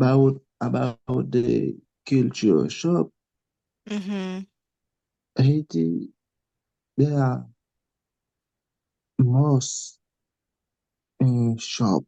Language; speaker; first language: English; non-native, learner; Haitian Creole